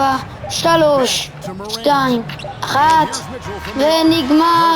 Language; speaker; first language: Hebrew; native; Hebrew